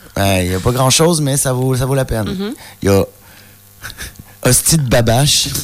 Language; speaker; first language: French; native; French